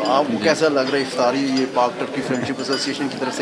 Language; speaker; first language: Urdu; native; Urdu